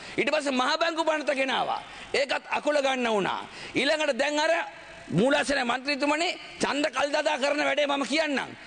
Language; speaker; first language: Sinhala; native; Sinhala